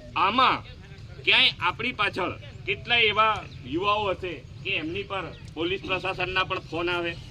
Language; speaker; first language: Gujarati; native; Gujarati